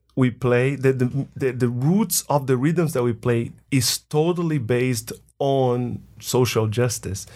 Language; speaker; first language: English; non-native, fluent; Portuguese